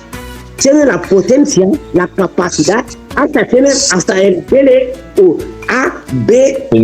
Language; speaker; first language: Spanish; non-native, fluent; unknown